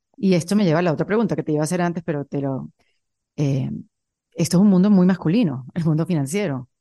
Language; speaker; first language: Spanish; native; Spanish